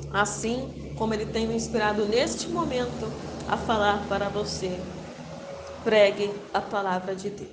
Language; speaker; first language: Portuguese; native; Portuguese